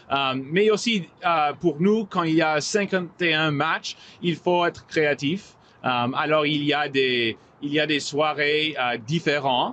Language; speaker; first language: French; non-native, local second language; English